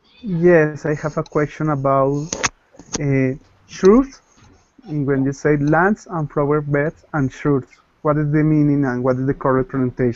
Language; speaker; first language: English; non-native, learner; Spanish